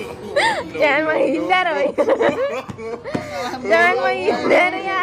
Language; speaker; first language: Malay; non-native, local second language; Javanese